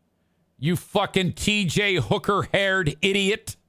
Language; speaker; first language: English; native; English